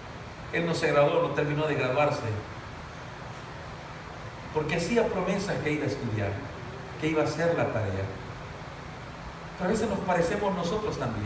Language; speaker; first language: Spanish; native; Spanish